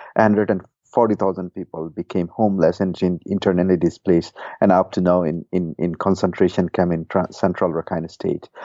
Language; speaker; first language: English; non-native, fluent; Burmese